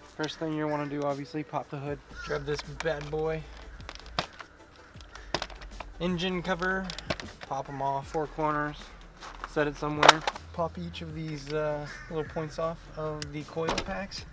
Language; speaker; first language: English; native; English